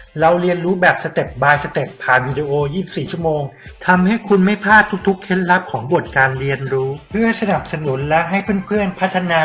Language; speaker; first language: Thai; native; Thai